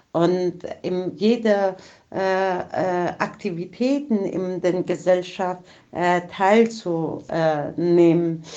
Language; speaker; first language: German; non-native, fluent; Persian